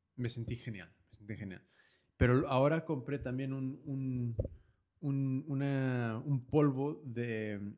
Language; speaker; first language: Spanish; native; Spanish